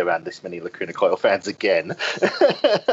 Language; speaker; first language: English; native; English